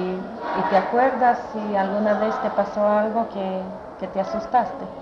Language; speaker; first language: Spanish; native; Spanish